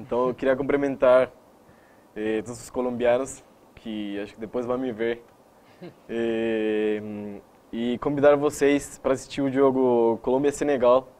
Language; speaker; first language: Portuguese; non-native, fluent; Spanish